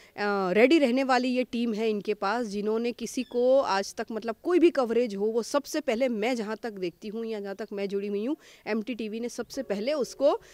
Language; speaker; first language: Hindi; native; Hindi